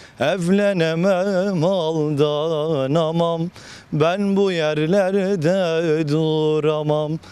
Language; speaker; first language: Turkish; native; Turkish